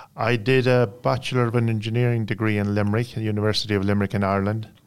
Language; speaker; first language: English; native; English